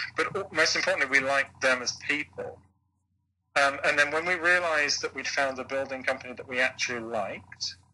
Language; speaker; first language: English; native; English